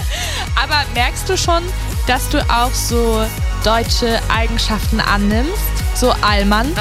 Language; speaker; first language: German; native; German